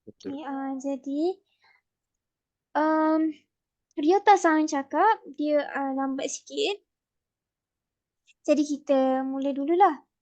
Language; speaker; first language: Malay; native; Malay